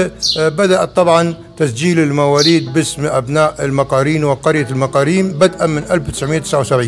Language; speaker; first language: Arabic; native; Arabic